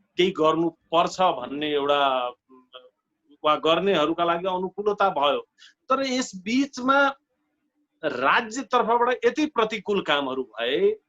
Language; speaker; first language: Nepali; non-native, local second language; Maithili